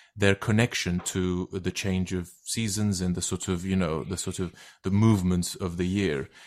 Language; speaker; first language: English; non-native, fluent; Turkish